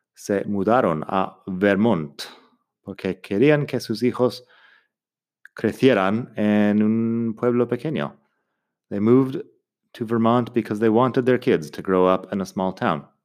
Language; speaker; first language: Spanish; non-native, fluent; English